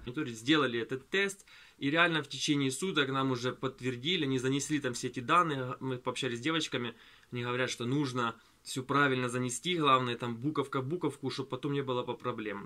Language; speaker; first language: Russian; native; Russian